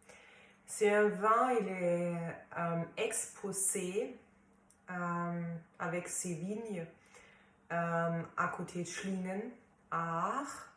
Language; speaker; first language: French; non-native, fluent; German